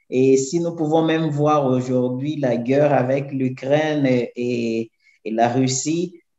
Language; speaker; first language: French; native; French